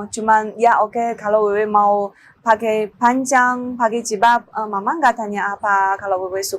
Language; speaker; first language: Indonesian; non-native, learner; Chinese